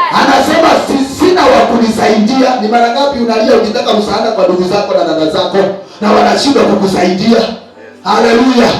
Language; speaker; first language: Swahili; non-native, local second language; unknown